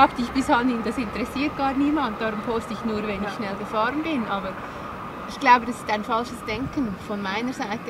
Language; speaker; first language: German; native; German